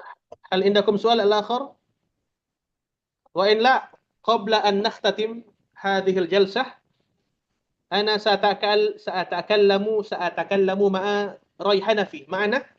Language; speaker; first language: Arabic; non-native, fluent; Indonesian